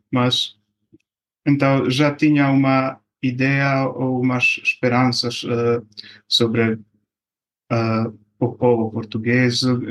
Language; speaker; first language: Portuguese; non-native, fluent; Bosnian